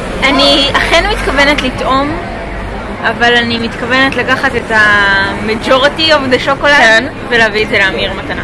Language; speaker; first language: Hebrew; native; Hebrew